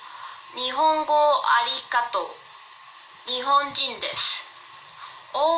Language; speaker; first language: Japanese; non-native, learner; Chinese